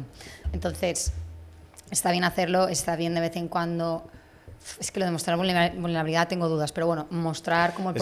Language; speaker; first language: Spanish; native; Spanish